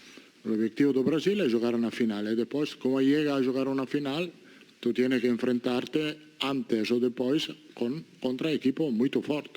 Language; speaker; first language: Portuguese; non-native, learner; Italian